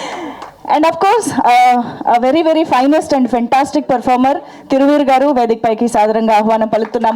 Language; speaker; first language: Telugu; native; Telugu